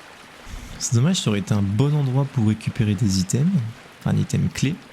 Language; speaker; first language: French; native; French